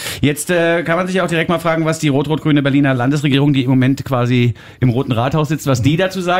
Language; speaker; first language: German; native; German